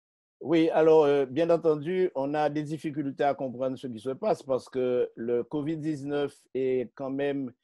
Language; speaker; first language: French; native; French